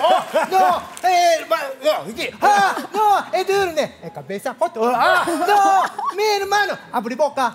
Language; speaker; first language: Spanish; non-native, learner; Japanese